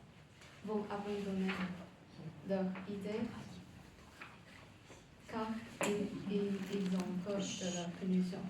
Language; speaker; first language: French; non-native, learner; Chinese